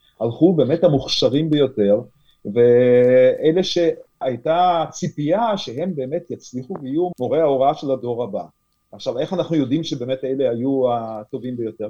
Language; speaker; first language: Hebrew; non-native, fluent; Yiddish